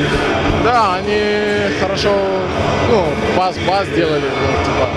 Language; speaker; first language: Russian; non-native, learner; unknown